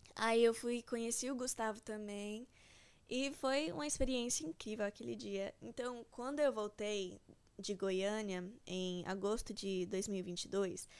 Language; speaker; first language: Portuguese; early bilingual, heritage; Portuguese